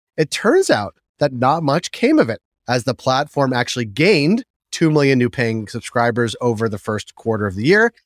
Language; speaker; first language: English; native; English